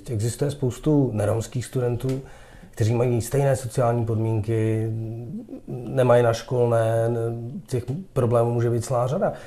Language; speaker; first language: Czech; native; Czech